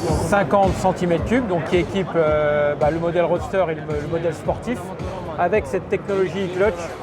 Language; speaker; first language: French; native; French